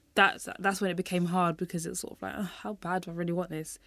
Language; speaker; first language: English; native; English